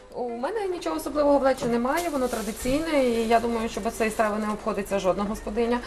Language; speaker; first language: Ukrainian; native; Ukrainian